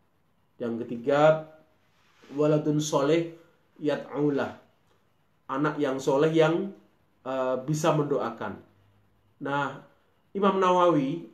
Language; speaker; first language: Indonesian; native; Indonesian